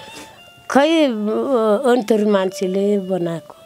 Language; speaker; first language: Nepali; non-native, local second language; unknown